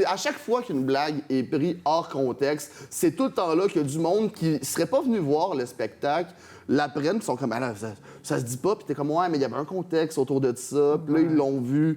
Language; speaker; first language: French; native; French